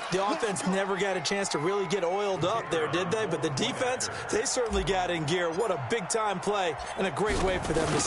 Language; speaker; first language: English; native; English